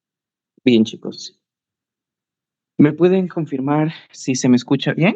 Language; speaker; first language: Spanish; native; Spanish